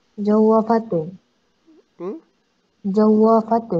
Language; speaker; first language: Arabic; non-native, learner; Malay